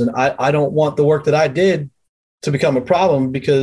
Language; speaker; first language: English; native; English